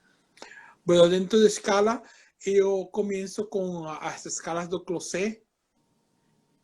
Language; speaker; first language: Portuguese; non-native, fluent; Spanish